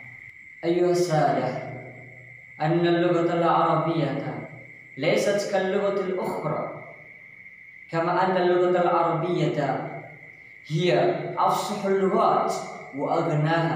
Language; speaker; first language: Arabic; non-native, learner; Indonesian